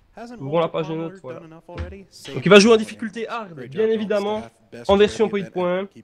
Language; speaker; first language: French; native; French